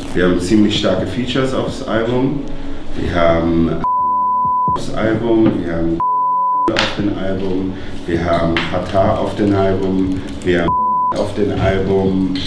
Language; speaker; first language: German; native; German